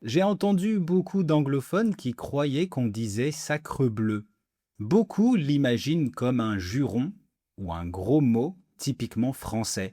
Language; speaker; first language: French; native; French